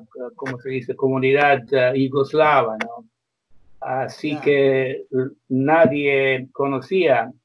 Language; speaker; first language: Spanish; non-native, fluent; Croatian